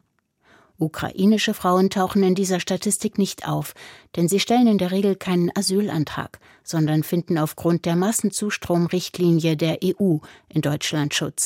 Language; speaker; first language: German; native; German